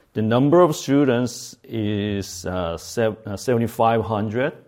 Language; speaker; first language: English; non-native, fluent; Korean